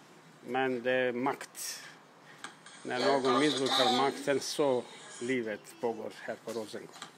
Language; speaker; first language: Swedish; non-native, learner; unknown